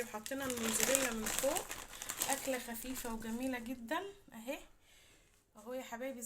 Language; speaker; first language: Arabic; native; Arabic